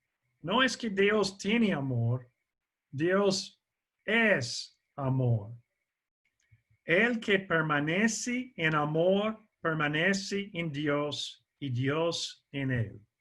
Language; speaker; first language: Spanish; non-native, fluent; English